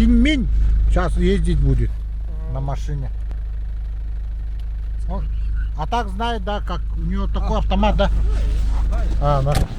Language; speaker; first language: Russian; non-native, local second language; Yakut